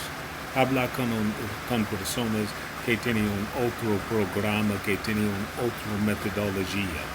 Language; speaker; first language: Spanish; non-native, learner; English